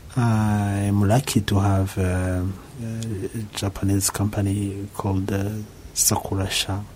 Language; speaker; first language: English; non-native, local second language; Kinyarwanda